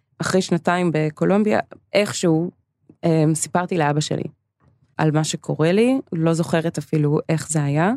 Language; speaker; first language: Hebrew; early bilingual, other home language; English